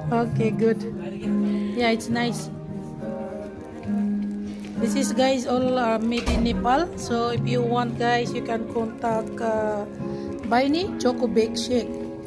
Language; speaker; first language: English; non-native, local second language; Filipino